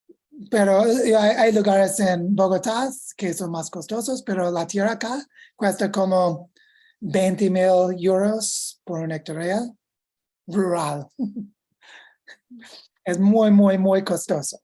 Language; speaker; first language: Spanish; non-native, fluent; English